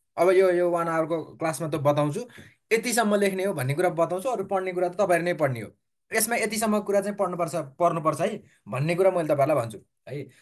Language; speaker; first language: Nepali; native; Nepali